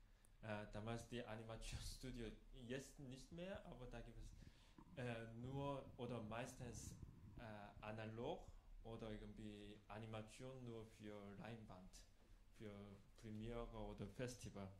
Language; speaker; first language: German; non-native, fluent; Korean